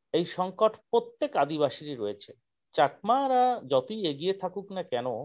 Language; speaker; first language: Bangla; native; Bangla